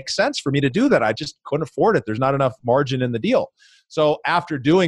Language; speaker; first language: English; native; English